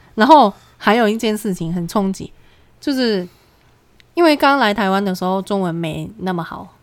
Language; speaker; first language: Chinese; non-native, local second language; Cantonese